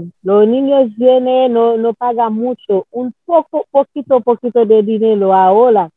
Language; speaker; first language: Spanish; non-native, learner; Haitian Creole